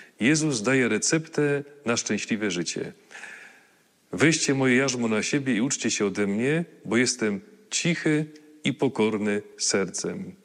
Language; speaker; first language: Polish; native; Polish